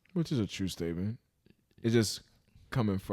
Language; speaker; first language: English; native; English